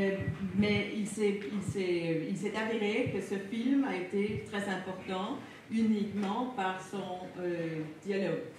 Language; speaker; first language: French; non-native, fluent; Danish